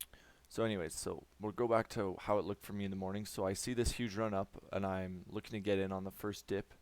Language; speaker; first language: English; native; English